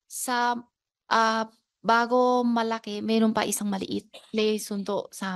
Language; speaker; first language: Filipino; non-native, learner; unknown